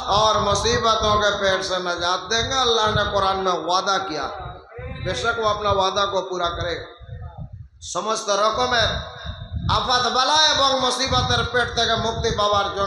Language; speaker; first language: Urdu; non-native, local second language; Bangla